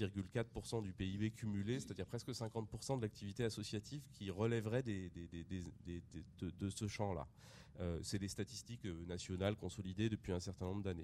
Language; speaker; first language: French; native; French